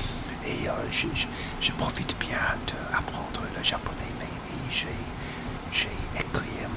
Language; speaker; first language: French; non-native, learner; English